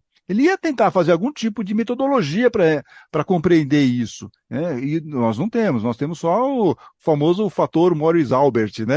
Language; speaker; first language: Portuguese; native; Portuguese